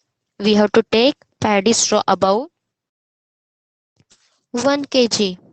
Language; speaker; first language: English; non-native, local second language; Hindi